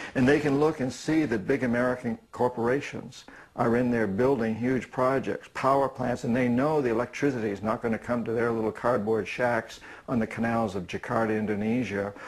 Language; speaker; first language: English; native; English